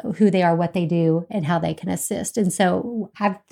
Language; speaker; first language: English; native; English